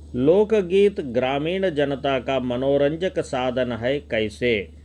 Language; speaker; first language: Hindi; non-native, local second language; Telugu